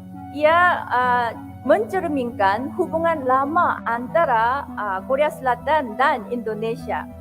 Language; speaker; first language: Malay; non-native, fluent; Korean